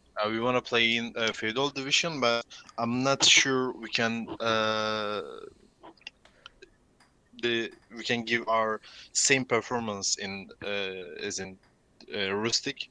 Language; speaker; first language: English; non-native, learner; Turkish